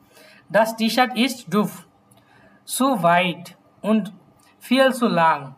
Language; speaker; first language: German; non-native, fluent; Bangla